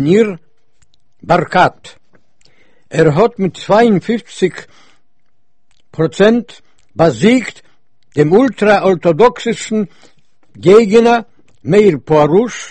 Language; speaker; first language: German; early bilingual, heritage; Yiddish